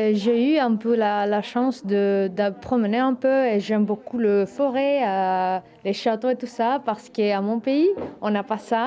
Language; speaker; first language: French; non-native, learner; Greek